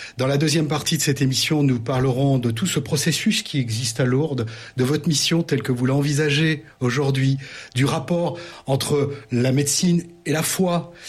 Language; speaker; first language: French; native; French